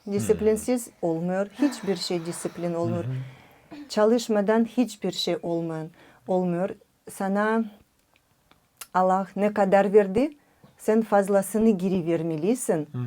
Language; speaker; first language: Turkish; non-native, learner; Russian